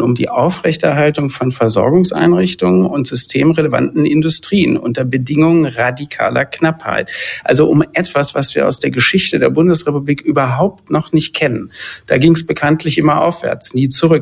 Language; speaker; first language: German; native; German